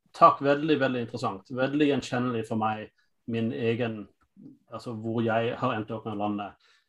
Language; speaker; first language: Norwegian; non-native, fluent; English